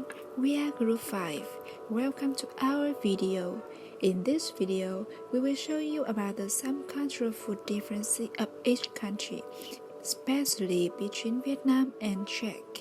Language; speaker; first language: English; non-native, learner; Vietnamese